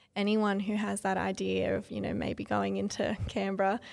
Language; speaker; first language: English; native; English